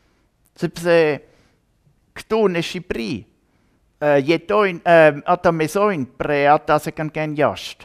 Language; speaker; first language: Albanian; non-native, learner; German